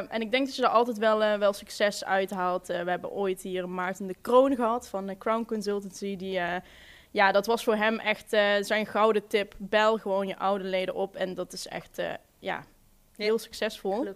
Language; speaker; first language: Dutch; native; Dutch